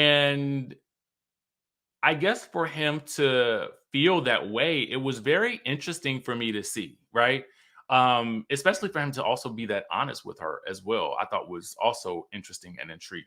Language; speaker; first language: English; native; English